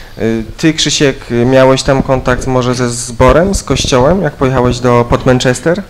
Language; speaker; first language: Polish; native; Polish